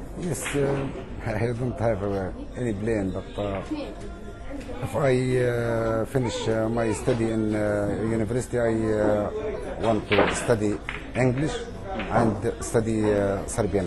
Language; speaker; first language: English; non-native, learner; Arabic